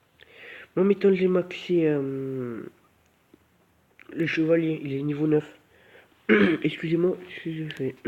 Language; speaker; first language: French; native; French